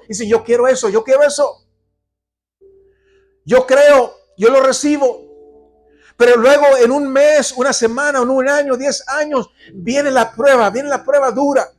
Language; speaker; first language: Spanish; native; Spanish